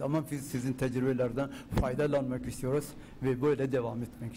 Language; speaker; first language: Turkish; non-native, fluent; Urdu